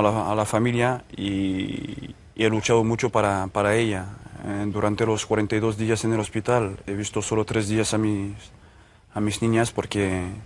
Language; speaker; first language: Spanish; non-native, fluent; French